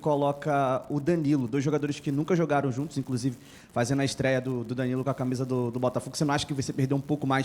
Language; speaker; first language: Portuguese; native; Portuguese